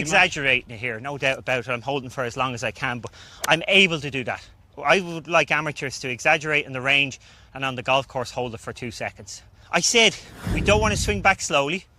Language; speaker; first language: English; native; English